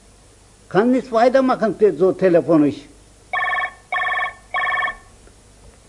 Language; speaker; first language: German; non-native, learner; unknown